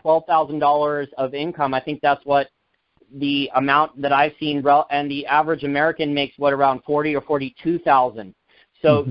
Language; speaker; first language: English; native; English